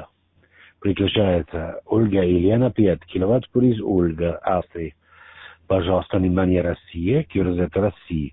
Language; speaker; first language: Russian; non-native, learner; German